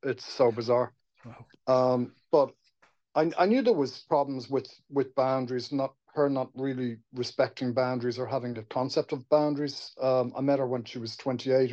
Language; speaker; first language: English; native; English